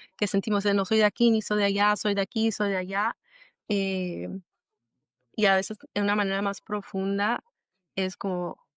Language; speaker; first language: Spanish; early bilingual, other home language; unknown